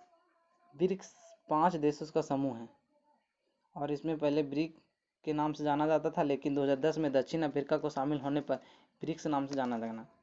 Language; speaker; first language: Hindi; native; Hindi